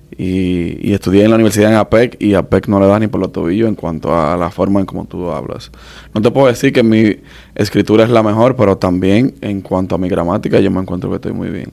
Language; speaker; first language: Spanish; native; Spanish